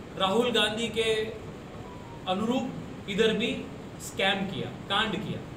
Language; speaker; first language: Hindi; non-native, local second language; Kannada